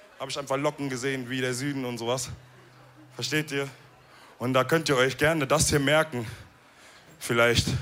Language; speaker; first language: German; early bilingual, other home language; Wolof